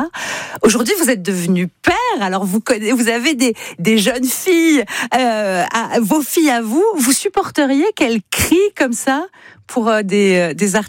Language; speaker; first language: French; native; French